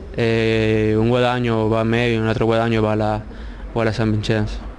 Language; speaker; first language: Italian; non-native, learner; Spanish